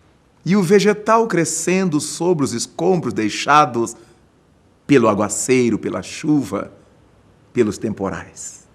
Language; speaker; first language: Portuguese; native; Portuguese